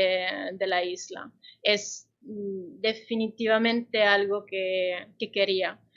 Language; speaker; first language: Spanish; non-native, fluent; Italian